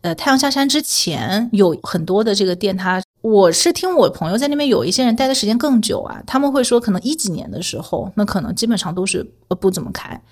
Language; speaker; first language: Chinese; native; Chinese